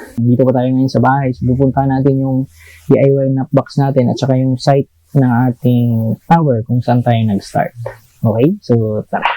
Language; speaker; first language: Filipino; non-native, local second language; Cebuano